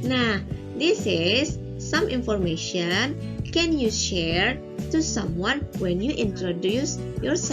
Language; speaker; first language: English; non-native, learner; Indonesian